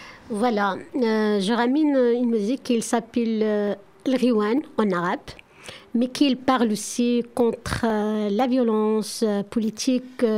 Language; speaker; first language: French; non-native, learner; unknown